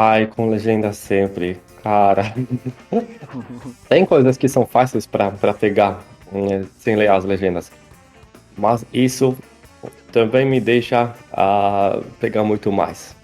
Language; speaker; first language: Portuguese; non-native, fluent; Polish